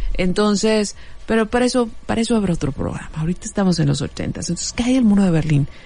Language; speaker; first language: Spanish; native; Spanish